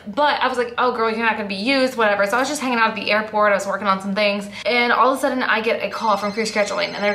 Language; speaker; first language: English; native; English